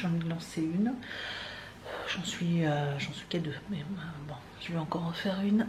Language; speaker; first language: French; native; French